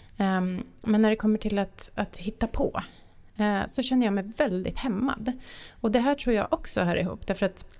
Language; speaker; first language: Swedish; native; Swedish